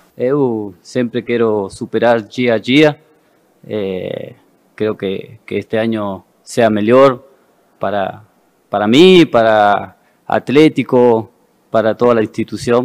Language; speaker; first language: Portuguese; non-native, learner; Spanish